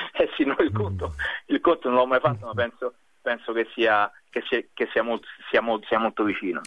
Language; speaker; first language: Italian; native; Italian